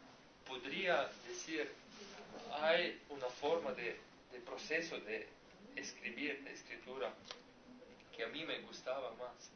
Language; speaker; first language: Spanish; non-native, learner; Slovenian